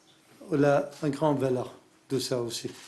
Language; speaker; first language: French; non-native, learner; Arabic